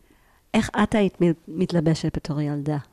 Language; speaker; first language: Hebrew; native; Hebrew